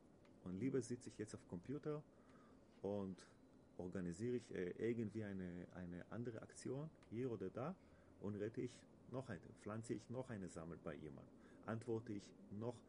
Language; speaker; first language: German; non-native, learner; Hebrew